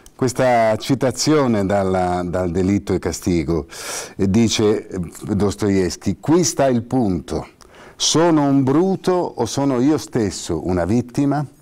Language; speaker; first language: Italian; native; Italian